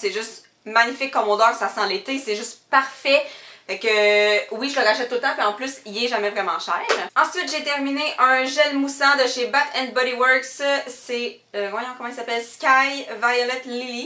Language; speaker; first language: French; native; French